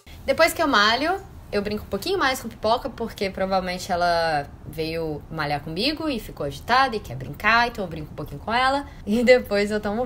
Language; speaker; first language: Portuguese; native; Portuguese